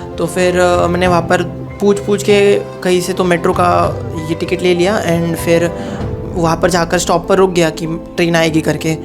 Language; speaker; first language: Hindi; non-native, local second language; Marathi